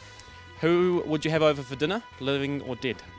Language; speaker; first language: English; native; English